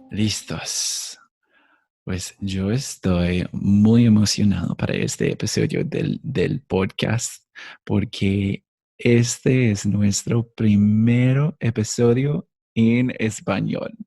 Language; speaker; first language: Spanish; non-native, fluent; English